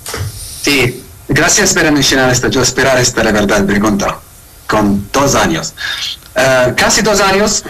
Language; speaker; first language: Spanish; non-native, learner; Arabic